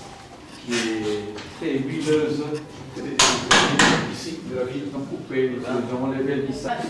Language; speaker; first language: French; non-native, fluent; Spanish